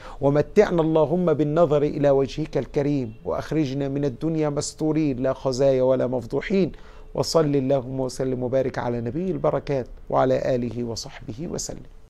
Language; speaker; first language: Arabic; native; Arabic